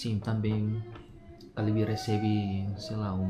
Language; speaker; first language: Portuguese; non-native, learner; Indonesian